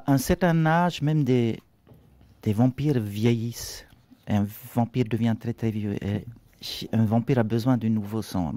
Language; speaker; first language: French; non-native, local second language; Swiss German